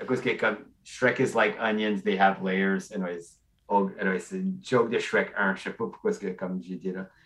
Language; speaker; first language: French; non-native, local second language; English